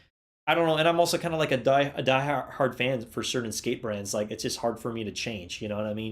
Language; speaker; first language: English; native; English